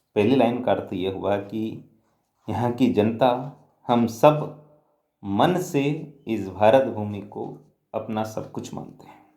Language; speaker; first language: Hindi; native; Hindi